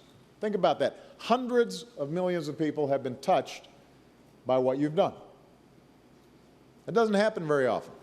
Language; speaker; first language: English; native; English